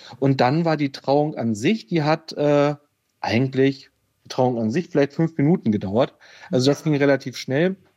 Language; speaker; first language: German; native; German